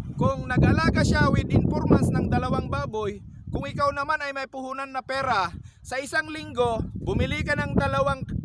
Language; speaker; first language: Filipino; non-native, local second language; Iloko